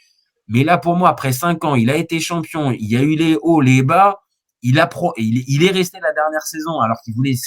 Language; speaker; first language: French; native; French